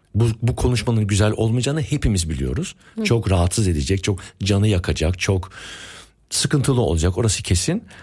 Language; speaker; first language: Turkish; early bilingual, heritage; Turkish